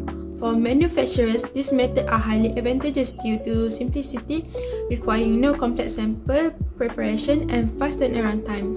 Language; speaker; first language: English; non-native, local second language; Malay